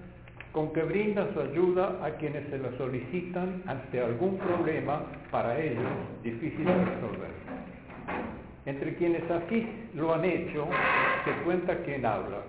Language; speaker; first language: Spanish; native; Spanish